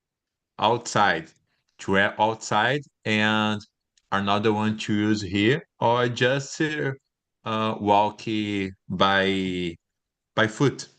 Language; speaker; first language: English; non-native, learner; Portuguese